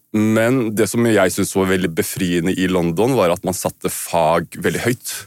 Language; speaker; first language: Norwegian; native; Norwegian